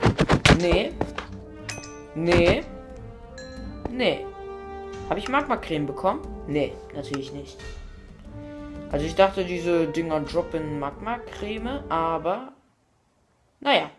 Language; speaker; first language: German; native; German